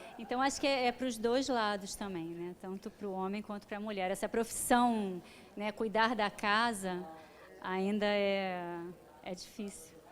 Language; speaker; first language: Portuguese; native; Portuguese